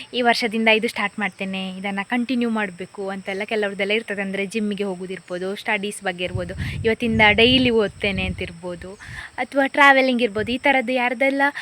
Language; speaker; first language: Kannada; native; Kannada